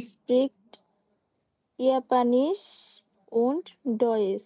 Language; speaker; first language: German; non-native, learner; Bangla